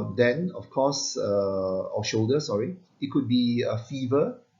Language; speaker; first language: English; non-native, local second language; Malay